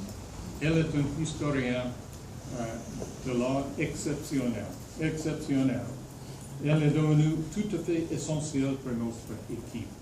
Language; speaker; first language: French; non-native, fluent; English